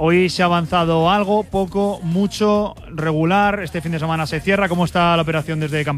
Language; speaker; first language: Spanish; native; Spanish